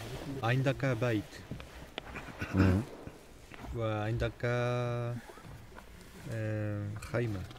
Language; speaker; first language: Arabic; non-native, learner; Spanish